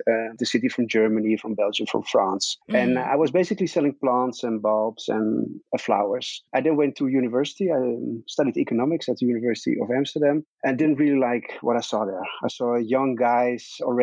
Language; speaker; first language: English; non-native, fluent; Dutch